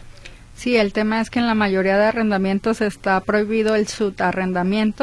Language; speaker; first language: Spanish; native; Spanish